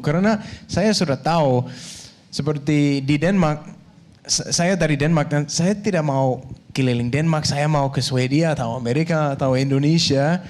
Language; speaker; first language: Indonesian; non-native, learner; Danish